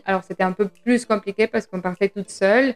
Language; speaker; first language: French; non-native, fluent; Spanish